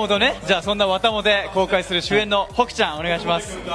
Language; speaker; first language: Japanese; native; Japanese